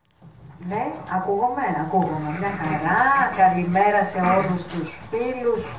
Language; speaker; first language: Greek; native; Greek